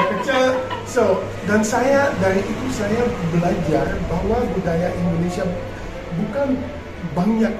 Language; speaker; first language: Indonesian; non-native, fluent; Dutch